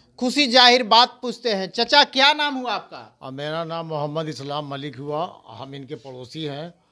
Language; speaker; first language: Hindi; native; Hindi